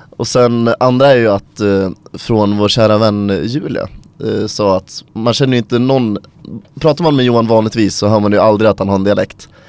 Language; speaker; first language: Swedish; native; Swedish